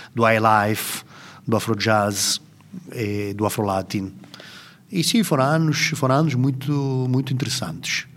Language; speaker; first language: Portuguese; non-native, fluent; Italian